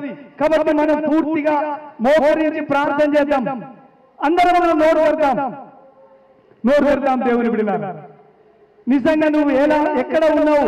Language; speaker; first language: Telugu; native; Telugu